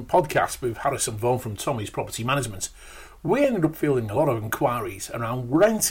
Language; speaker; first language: English; native; English